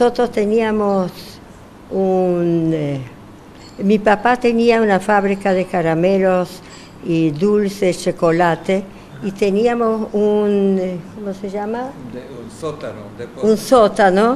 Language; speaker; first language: Spanish; non-native, fluent; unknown